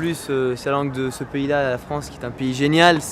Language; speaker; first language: French; non-native, fluent; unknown